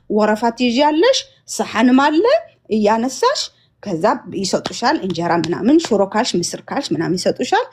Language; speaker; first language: Amharic; non-native, fluent; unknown